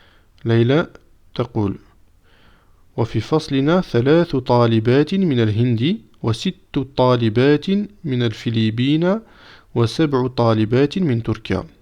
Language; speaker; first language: Arabic; non-native, fluent; French